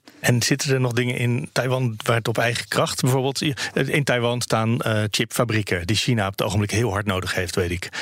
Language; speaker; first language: Dutch; native; Dutch